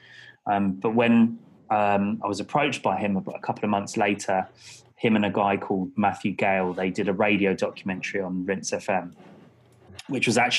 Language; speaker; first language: English; native; English